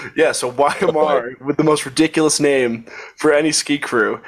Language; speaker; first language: English; native; English